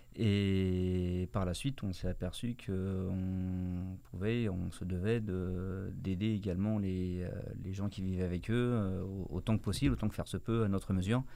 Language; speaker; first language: French; native; French